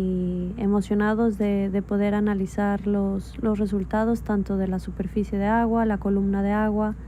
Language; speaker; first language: Spanish; native; Spanish